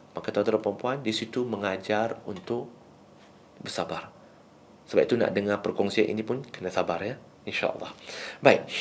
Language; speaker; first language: Malay; non-native, local second language; Chinese